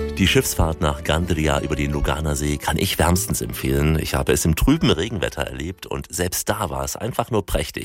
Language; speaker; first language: German; native; German